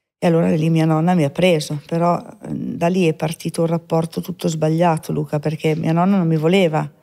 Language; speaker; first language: Italian; native; Italian